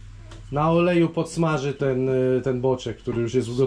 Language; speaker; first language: Polish; native; Polish